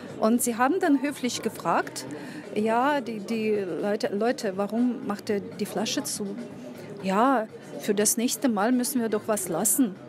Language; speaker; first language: German; non-native, fluent; Russian